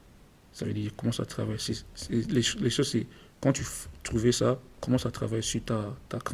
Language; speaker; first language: French; non-native, learner; English